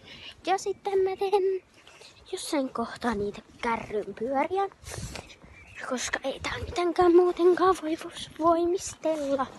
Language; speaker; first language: Finnish; native; Finnish